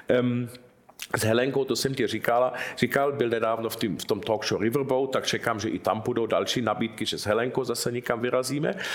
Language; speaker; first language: Czech; early bilingual, heritage; Czech